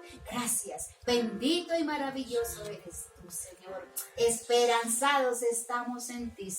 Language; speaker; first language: Spanish; native; Spanish